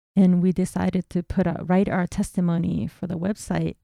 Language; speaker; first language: English; non-native, fluent; Japanese